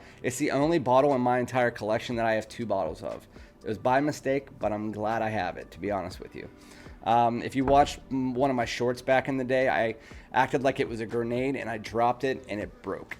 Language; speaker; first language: English; native; English